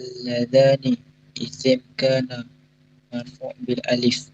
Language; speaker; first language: Arabic; non-native, learner; Malay